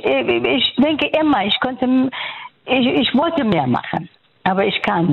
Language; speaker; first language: German; non-native, fluent; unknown